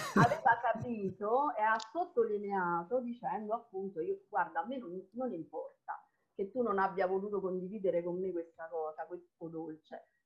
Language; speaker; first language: Italian; non-native, local second language; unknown